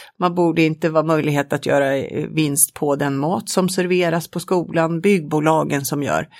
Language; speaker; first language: Swedish; native; Swedish